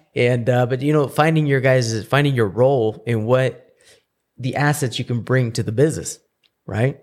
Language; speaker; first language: English; early bilingual, other home language; Spanish